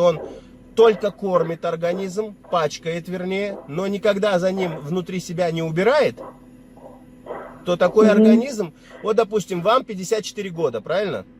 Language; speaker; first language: Russian; native; Russian